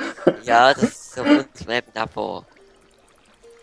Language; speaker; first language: German; native; German